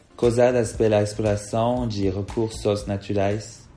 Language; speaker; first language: Portuguese; non-native, fluent; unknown